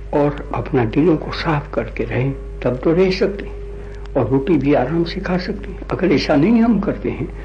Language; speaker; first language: Hindi; non-native, local second language; Gujarati